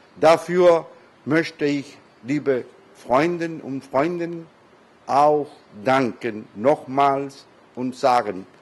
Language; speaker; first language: German; non-native, learner; Spanish